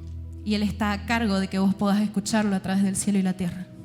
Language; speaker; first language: Spanish; native; Spanish